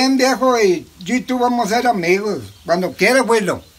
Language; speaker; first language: Spanish; native; Spanish